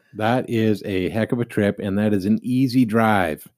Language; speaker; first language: English; native; English